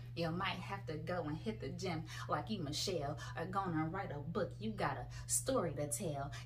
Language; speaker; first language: English; native; English